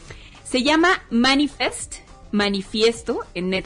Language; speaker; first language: Spanish; native; Spanish